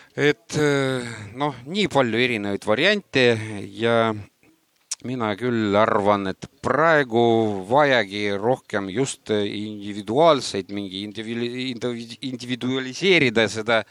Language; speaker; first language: Estonian; non-native, local second language; Russian